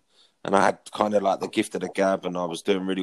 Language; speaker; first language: English; native; English